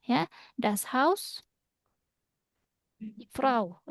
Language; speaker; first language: German; non-native, fluent; Indonesian